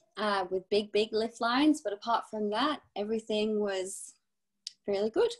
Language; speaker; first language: English; native; English